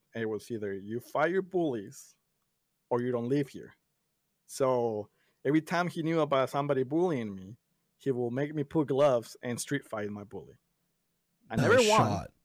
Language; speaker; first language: English; early bilingual, other home language; Spanish